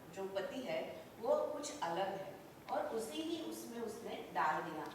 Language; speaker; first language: Hindi; non-native, local second language; Marathi